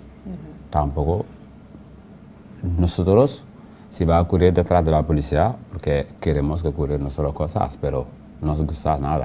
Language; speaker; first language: Spanish; non-native, learner; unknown